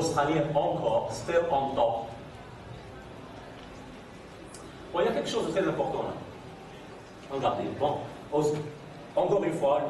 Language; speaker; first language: French; non-native, fluent; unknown